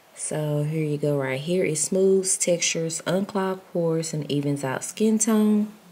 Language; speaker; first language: English; native; English